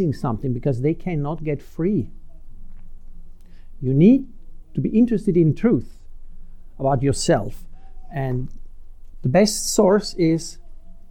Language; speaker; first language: English; non-native, fluent; Swiss German